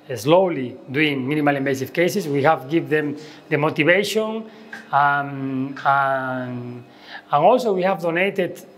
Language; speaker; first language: English; non-native, fluent; Spanish